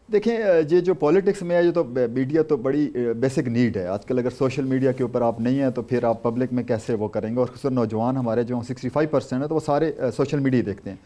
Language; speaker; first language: Urdu; non-native, local second language; Saraiki